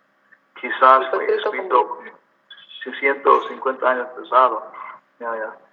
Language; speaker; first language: Spanish; non-native, learner; English